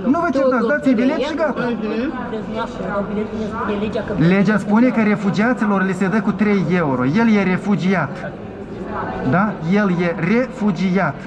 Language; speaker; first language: Romanian; native; Romanian